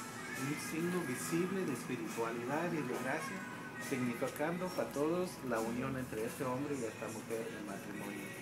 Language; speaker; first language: Spanish; early bilingual, heritage; Spanish